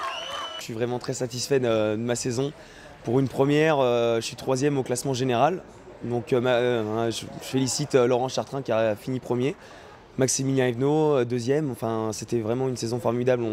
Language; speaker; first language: French; native; French